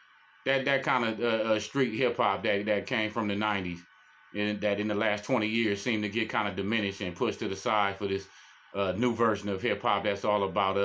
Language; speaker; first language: English; native; English